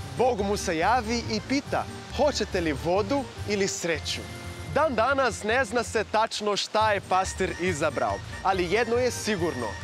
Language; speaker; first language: Serbian; non-native, fluent; Portuguese